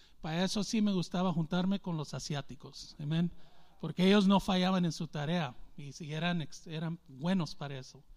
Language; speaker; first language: Spanish; early bilingual, heritage; English